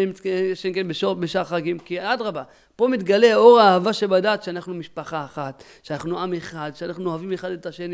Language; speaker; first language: Hebrew; native; Hebrew